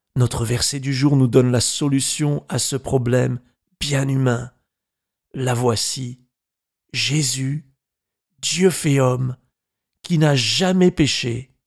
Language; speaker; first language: French; native; French